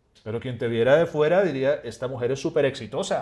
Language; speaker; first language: Spanish; native; Spanish